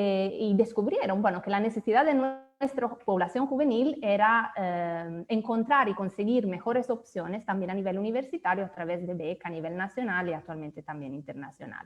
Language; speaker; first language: Spanish; native; Spanish